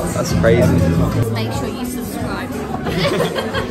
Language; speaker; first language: English; native; English